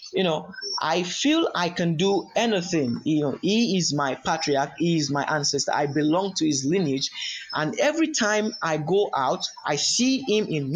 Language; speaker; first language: English; non-native, local second language; Yoruba